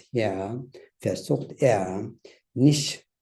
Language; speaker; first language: German; non-native, learner; Tibetan